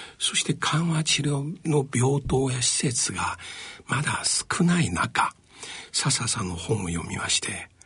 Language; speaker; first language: Japanese; non-native, fluent; Chinese